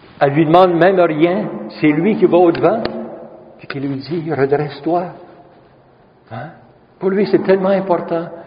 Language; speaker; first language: French; native; French